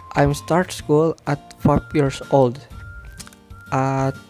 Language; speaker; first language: English; non-native, learner; Indonesian